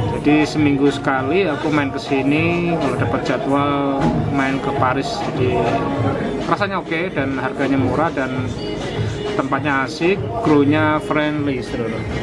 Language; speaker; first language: Malay; non-native, local second language; Javanese